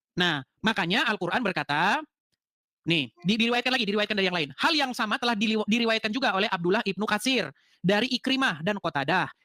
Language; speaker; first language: Indonesian; native; Indonesian